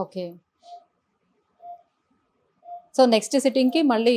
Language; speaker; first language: Telugu; native; Telugu